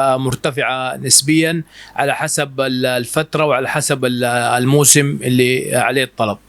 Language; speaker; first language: Arabic; native; Arabic